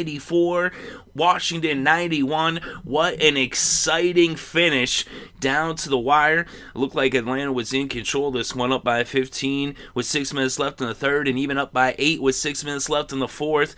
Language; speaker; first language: English; native; English